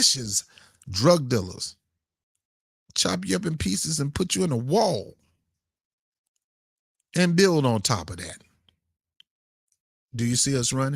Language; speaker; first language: English; native; English